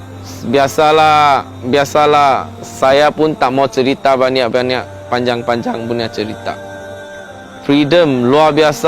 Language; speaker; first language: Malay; non-native, local second language; Chinese